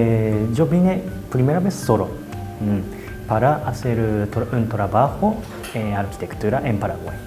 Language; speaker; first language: Spanish; non-native, learner; Japanese